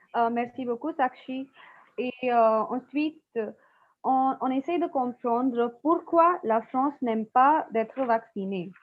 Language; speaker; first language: French; non-native, fluent; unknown